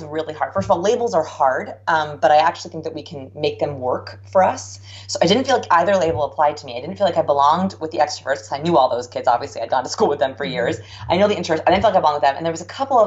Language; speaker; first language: English; native; English